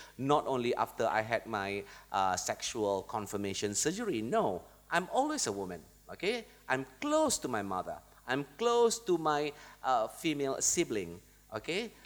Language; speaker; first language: English; non-native, local second language; Malay